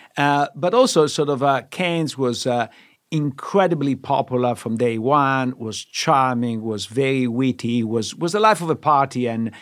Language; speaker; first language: English; non-native, fluent; Italian